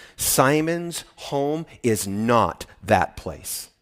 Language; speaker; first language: English; native; English